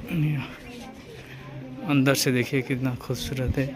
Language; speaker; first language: Hindi; non-native, local second language; Odia